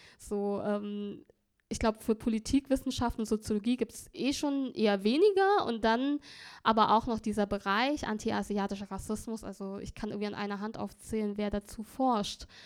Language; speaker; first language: German; early bilingual, other home language; Vietnamese